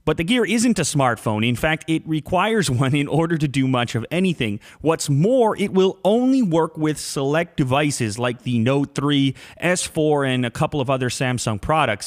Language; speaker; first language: English; native; English